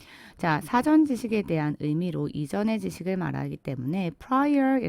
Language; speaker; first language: Korean; native; Korean